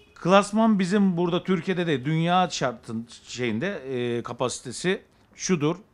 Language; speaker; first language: Turkish; native; Turkish